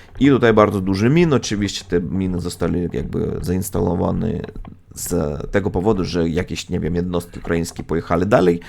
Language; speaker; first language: Polish; non-native, fluent; Russian